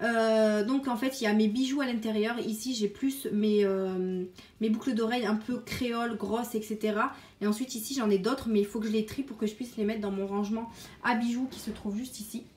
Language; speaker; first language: French; native; French